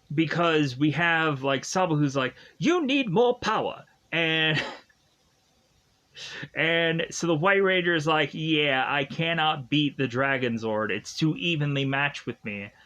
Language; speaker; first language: English; native; English